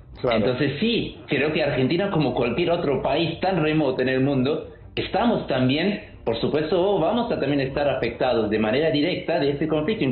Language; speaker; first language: Spanish; non-native, fluent; Urdu